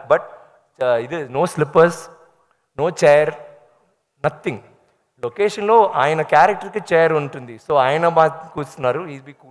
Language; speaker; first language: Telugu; non-native, learner; Tamil